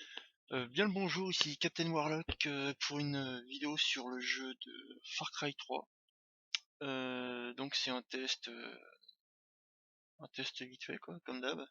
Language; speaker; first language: French; native; French